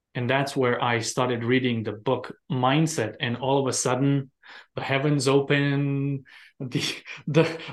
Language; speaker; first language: English; non-native, fluent; Romanian